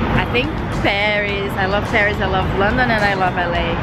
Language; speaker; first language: English; non-native, fluent; Portuguese